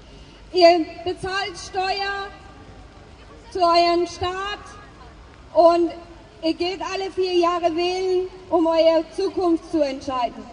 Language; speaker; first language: German; non-native, fluent; Persian